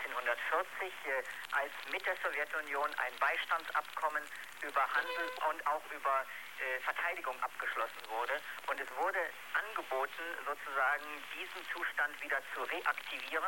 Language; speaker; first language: German; native; German